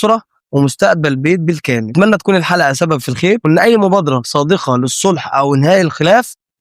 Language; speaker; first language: Arabic; native; Arabic